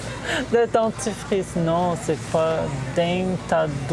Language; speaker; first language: French; non-native, fluent; Portuguese